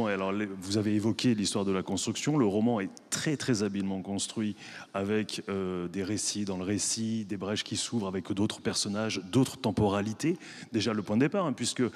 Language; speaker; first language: French; native; French